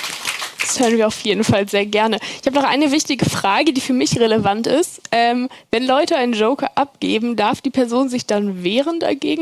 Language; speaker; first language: German; native; German